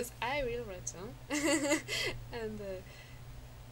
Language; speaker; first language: English; non-native, learner; French